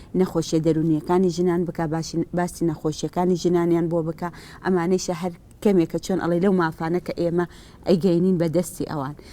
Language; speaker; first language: Central Kurdish; native; Central Kurdish